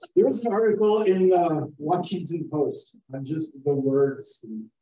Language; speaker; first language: English; native; English